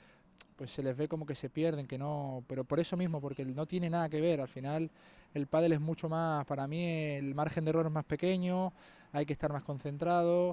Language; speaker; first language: Spanish; native; Spanish